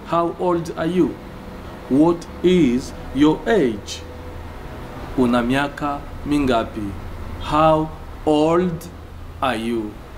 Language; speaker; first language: English; non-native, fluent; Rundi